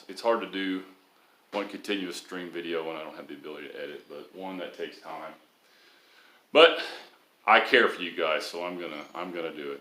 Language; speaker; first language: English; native; English